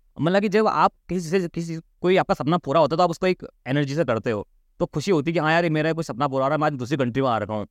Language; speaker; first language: Hindi; native; Hindi